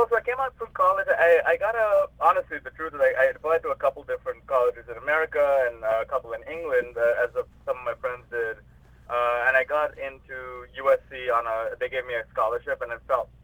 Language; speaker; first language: English; non-native, local second language; Hindi